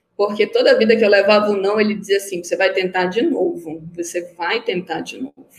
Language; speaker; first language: Portuguese; native; Portuguese